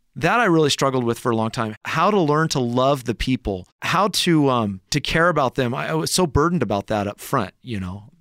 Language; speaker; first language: English; native; English